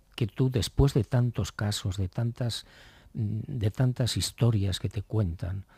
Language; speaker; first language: Spanish; native; Spanish